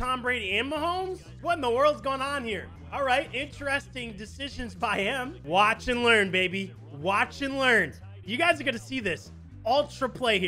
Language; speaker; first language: English; native; English